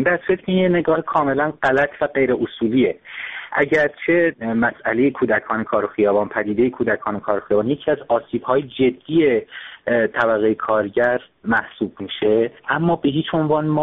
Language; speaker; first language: Persian; native; Persian